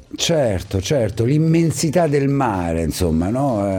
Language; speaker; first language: Italian; native; Italian